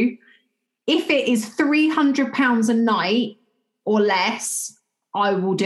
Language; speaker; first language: English; native; English